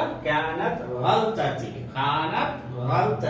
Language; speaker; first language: Arabic; non-native, fluent; Hindi